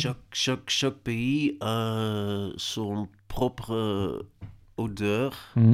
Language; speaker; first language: French; non-native, learner; Dutch